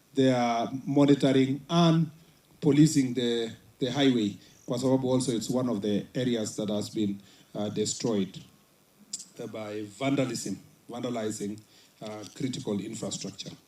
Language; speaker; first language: English; non-native, local second language; Swahili